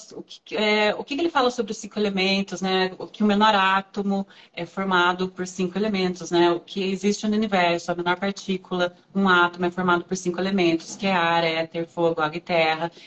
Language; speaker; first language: Portuguese; native; Portuguese